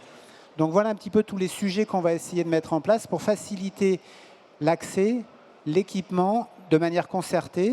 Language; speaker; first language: French; native; French